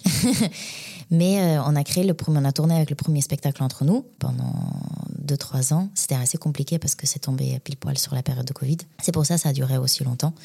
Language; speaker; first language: French; non-native, fluent; Bulgarian